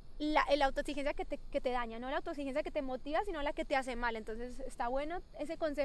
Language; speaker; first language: Spanish; native; Spanish